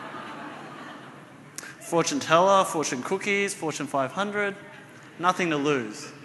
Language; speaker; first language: English; native; English